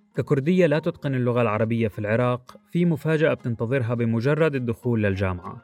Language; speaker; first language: Arabic; native; Arabic